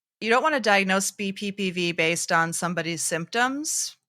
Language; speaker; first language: English; native; English